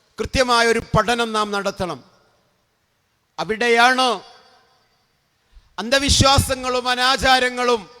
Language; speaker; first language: Malayalam; native; Malayalam